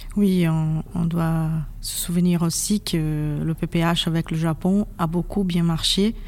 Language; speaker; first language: French; non-native, fluent; Portuguese